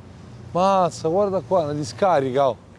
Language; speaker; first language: Italian; native; Italian